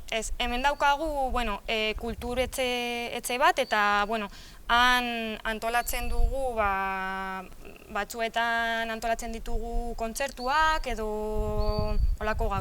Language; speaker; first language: Basque; non-native, local second language; Spanish